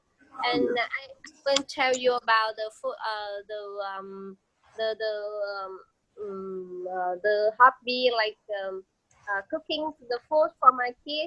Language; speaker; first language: English; non-native, learner; Vietnamese